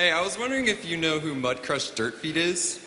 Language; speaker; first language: English; native; English